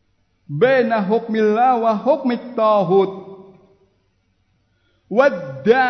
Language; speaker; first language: Arabic; non-native, fluent; Indonesian